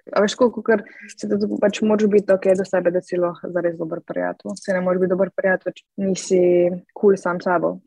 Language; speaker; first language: Slovenian; native; Slovenian